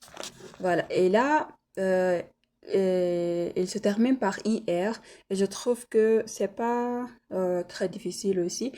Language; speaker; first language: French; non-native, learner; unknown